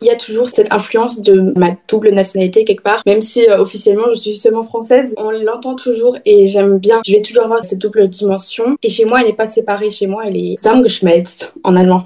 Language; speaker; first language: French; early bilingual, heritage; French